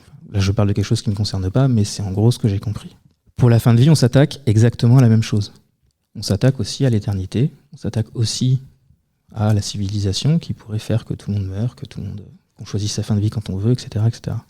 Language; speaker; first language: French; native; French